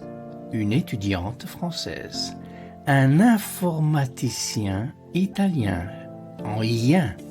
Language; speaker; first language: French; non-native, fluent; Italian